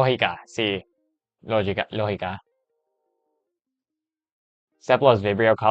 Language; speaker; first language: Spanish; non-native, learner; English